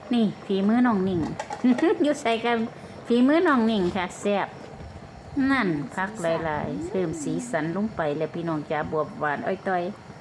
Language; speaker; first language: Thai; native; Thai